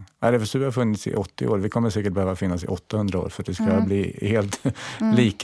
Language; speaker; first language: Swedish; native; Swedish